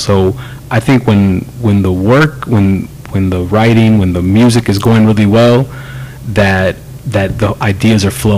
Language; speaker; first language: English; native; English